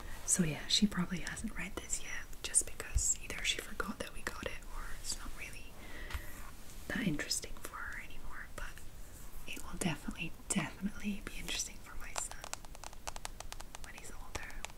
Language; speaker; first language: English; native; English